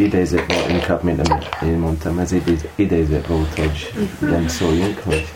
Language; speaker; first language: Hungarian; non-native, learner; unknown